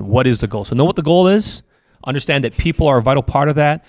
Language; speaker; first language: English; native; English